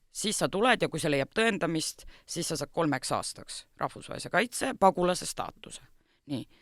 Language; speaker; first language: Estonian; native; Estonian